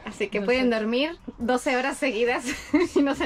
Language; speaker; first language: Spanish; native; Spanish